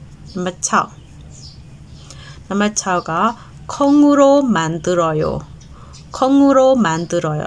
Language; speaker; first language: Korean; non-native, fluent; Burmese